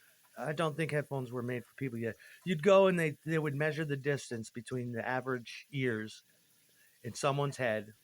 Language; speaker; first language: English; native; English